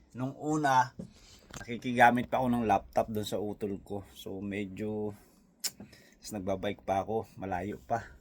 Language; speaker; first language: Filipino; non-native, local second language; Cebuano